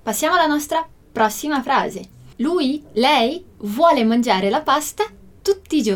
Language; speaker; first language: Italian; non-native, fluent; Portuguese